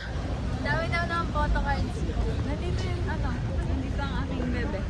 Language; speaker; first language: Filipino; native; Filipino